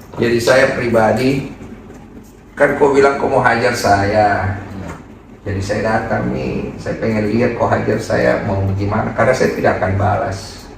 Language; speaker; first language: Indonesian; native; Indonesian